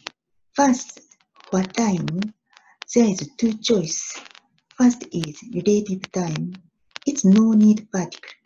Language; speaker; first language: English; non-native, learner; Japanese